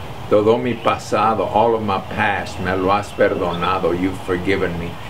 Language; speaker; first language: English; early bilingual, other home language; Spanish